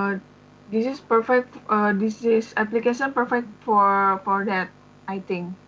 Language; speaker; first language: English; non-native, learner; Indonesian